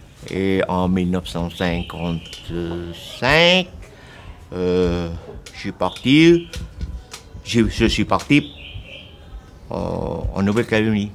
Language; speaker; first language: French; non-native, local second language; Vietnamese